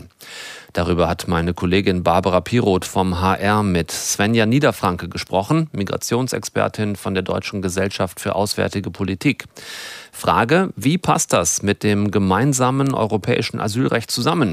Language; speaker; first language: German; native; German